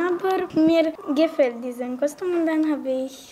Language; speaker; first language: German; non-native, learner; Romanian